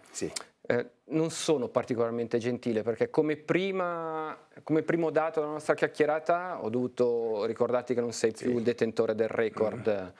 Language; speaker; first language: Italian; native; Italian